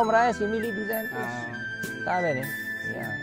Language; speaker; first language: Portuguese; non-native, learner; Vietnamese